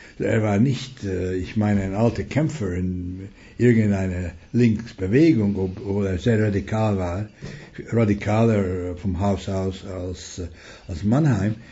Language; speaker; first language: German; non-native, fluent; Hungarian